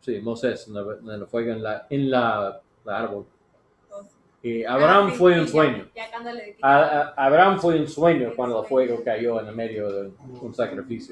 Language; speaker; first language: Spanish; non-native, learner; English